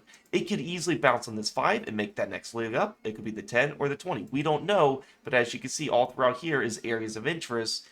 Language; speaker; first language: English; native; English